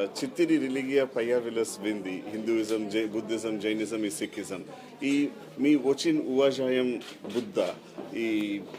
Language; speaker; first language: Russian; non-native, learner; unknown